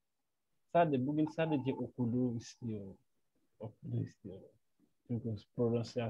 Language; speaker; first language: Turkish; non-native, learner; French